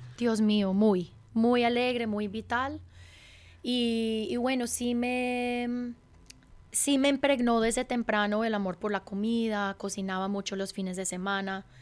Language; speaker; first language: Spanish; early bilingual, heritage; Spanish